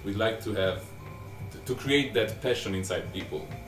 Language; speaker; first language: English; non-native, fluent; Italian